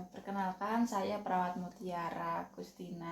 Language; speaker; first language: Indonesian; native; Indonesian